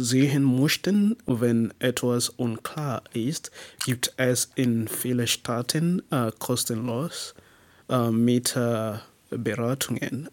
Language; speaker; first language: German; non-native, learner; English